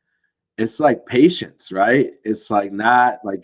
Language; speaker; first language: English; native; English